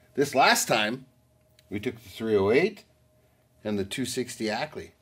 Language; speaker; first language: English; native; English